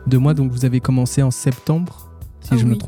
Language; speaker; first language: French; native; French